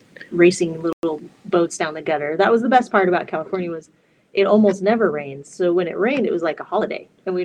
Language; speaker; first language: English; native; English